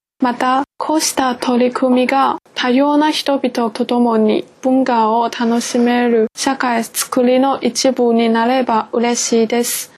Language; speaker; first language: Japanese; non-native, fluent; Chinese